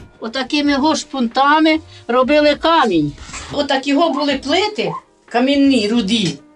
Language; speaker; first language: Ukrainian; native; Ukrainian